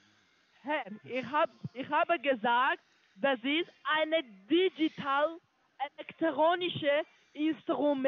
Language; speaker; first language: German; non-native, learner; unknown